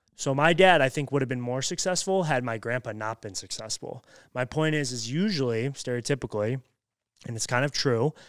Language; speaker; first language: English; native; English